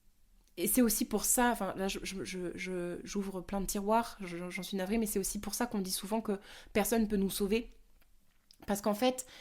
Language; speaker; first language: French; native; French